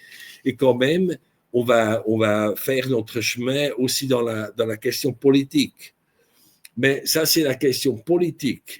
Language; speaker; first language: French; non-native, local second language; German